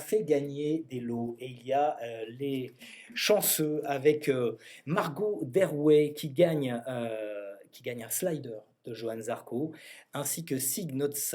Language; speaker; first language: French; native; French